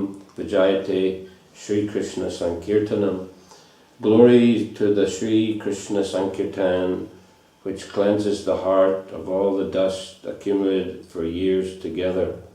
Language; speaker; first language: English; non-native, fluent; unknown